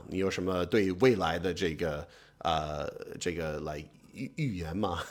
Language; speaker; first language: Chinese; non-native, fluent; English